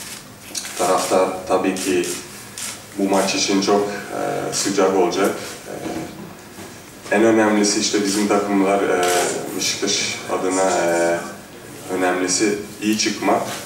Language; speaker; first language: Turkish; non-native, fluent; Italian